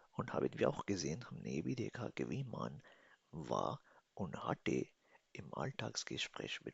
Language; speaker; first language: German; non-native, fluent; Urdu